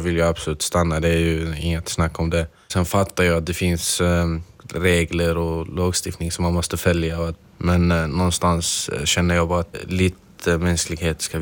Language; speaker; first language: Swedish; non-native, fluent; Arabic